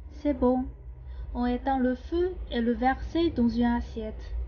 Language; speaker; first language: French; non-native, fluent; Chinese